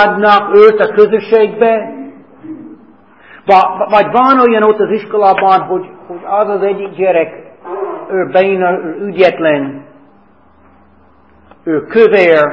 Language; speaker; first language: Hungarian; non-native, fluent; English